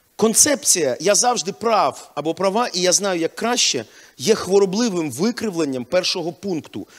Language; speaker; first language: Ukrainian; non-native, local second language; Russian